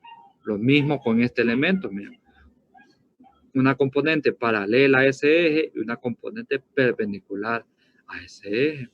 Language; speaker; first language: Spanish; native; Spanish